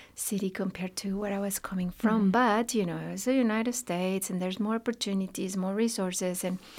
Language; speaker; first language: English; non-native, fluent; Spanish